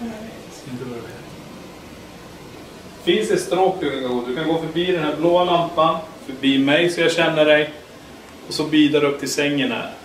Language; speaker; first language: Swedish; native; Swedish